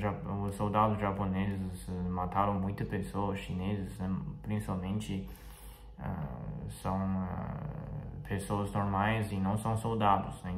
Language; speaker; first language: Portuguese; non-native, fluent; Chinese